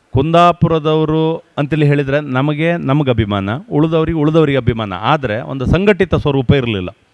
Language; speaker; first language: Kannada; native; Kannada